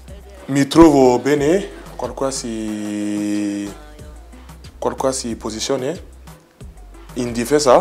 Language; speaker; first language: Italian; non-native, learner; French